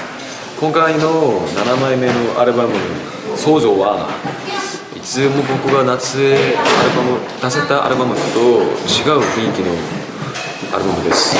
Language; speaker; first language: Japanese; non-native, fluent; Korean